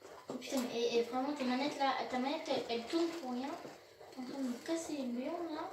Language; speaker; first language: French; native; French